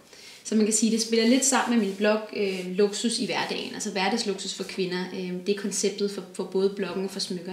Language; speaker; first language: Danish; native; Danish